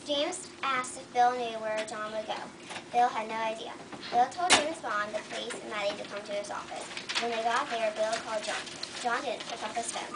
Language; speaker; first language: English; native; English